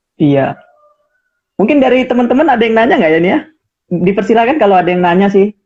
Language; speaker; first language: Indonesian; native; Indonesian